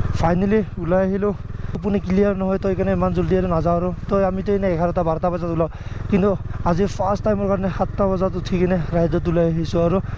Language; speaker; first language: Assamese; non-native, local second language; Bodo